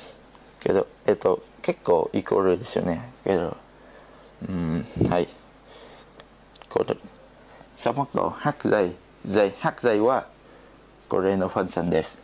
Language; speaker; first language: Japanese; non-native, learner; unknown